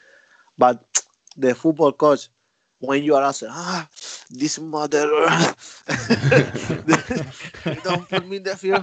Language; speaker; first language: English; non-native, learner; Spanish